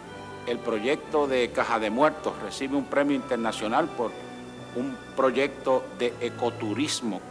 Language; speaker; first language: Spanish; native; Spanish